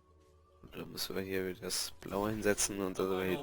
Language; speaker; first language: German; native; German